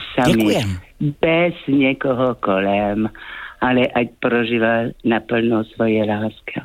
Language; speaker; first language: Czech; non-native, fluent; French